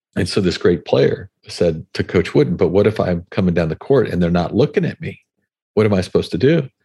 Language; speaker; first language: English; native; English